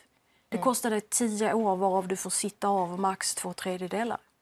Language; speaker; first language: Swedish; native; Swedish